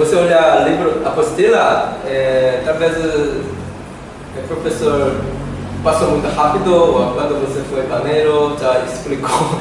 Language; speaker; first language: Portuguese; non-native, learner; Korean